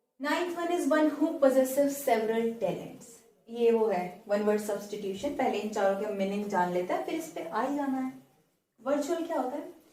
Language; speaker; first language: Hindi; native; Hindi